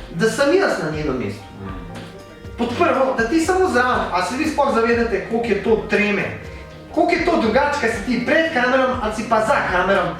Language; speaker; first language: Slovenian; non-native, local second language; Bosnian